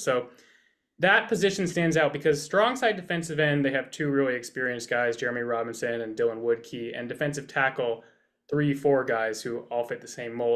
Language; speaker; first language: English; native; English